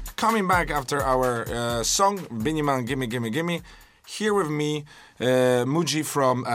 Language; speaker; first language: English; non-native, fluent; Polish